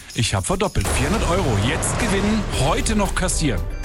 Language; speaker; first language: German; native; German